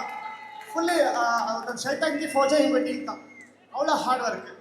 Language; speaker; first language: Tamil; non-native, local second language; Kannada